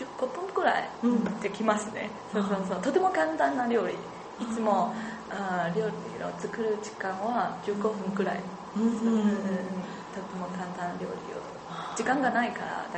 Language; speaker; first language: Japanese; non-native, learner; Chinese